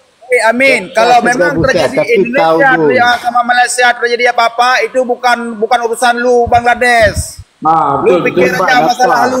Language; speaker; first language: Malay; non-native, local second language; Achinese